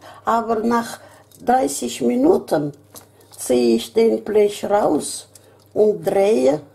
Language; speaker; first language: German; non-native, fluent; Russian